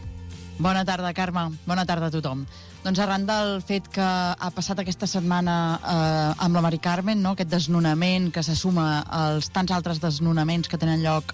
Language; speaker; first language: Catalan; native; Catalan